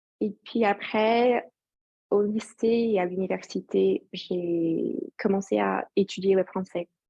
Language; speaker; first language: French; non-native, fluent; English